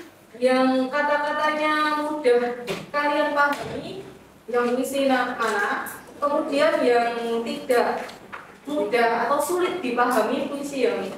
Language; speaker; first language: Indonesian; native; Indonesian